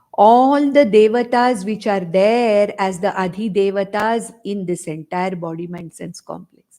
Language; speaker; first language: English; non-native, local second language; Konkani